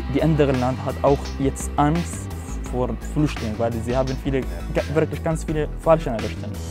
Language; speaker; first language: German; non-native, learner; Arabic